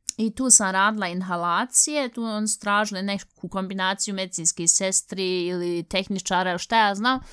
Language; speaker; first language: Bosnian; early bilingual, heritage; Bosnian